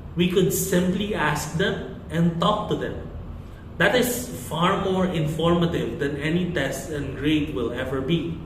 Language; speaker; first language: English; non-native, local second language; Filipino